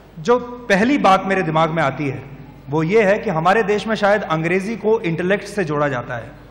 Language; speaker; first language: Hindi; native; Hindi